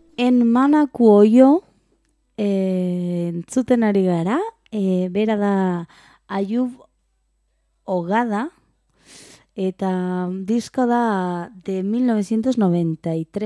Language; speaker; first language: Basque; non-native, local second language; Spanish